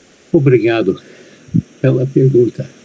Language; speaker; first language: Portuguese; non-native, fluent; English